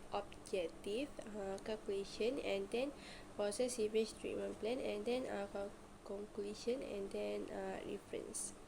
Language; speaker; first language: English; non-native, local second language; Malay